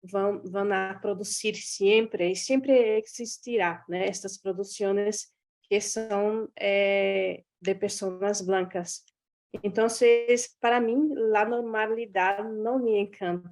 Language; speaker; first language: Spanish; non-native, fluent; Guarani